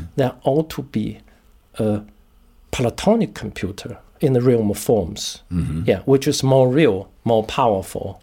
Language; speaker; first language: English; non-native, fluent; Chinese